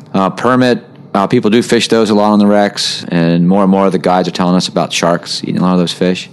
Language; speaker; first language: English; native; English